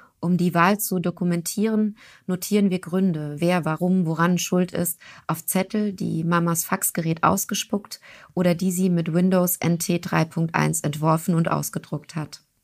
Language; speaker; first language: German; early bilingual, other home language; Turkish